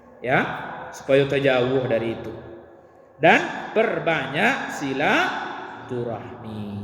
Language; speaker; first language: Malay; non-native, local second language; Minangkabau